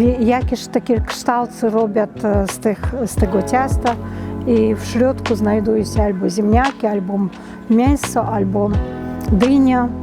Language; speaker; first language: Polish; non-native, fluent; Chechen